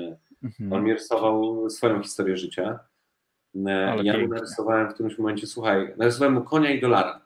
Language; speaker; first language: Polish; native; Polish